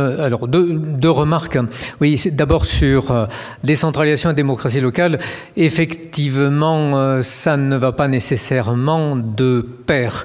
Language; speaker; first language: French; native; French